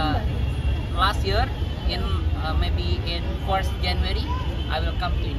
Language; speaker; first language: English; non-native, learner; Indonesian